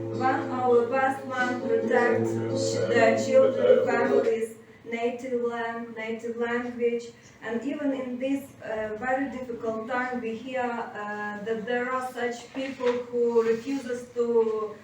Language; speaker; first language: English; non-native, learner; Ukrainian